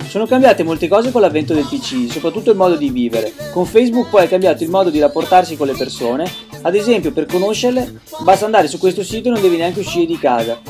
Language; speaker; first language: Italian; early bilingual, other home language; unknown